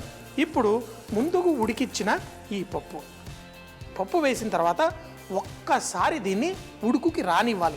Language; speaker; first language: Telugu; native; Telugu